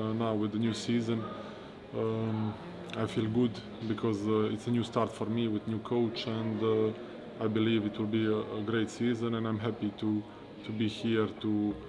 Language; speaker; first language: English; non-native, fluent; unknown